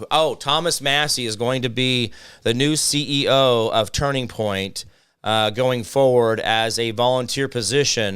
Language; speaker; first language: English; native; English